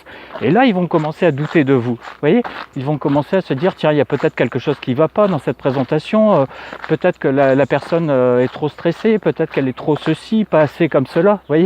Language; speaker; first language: French; native; French